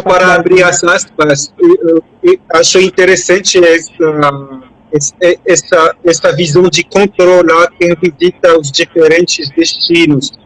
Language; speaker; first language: Portuguese; non-native, fluent; French